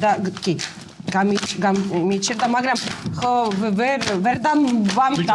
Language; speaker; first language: Georgian; non-native, fluent; Russian